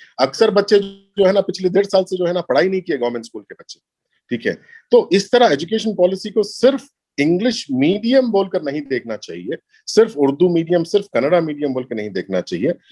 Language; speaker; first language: Hindi; non-native, local second language; Urdu